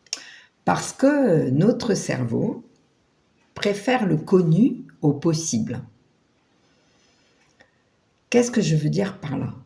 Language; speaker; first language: French; native; French